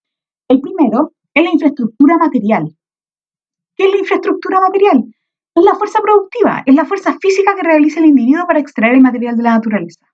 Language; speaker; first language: Spanish; native; Spanish